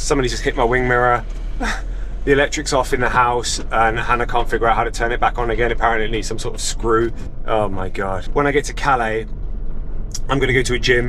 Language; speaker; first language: English; native; English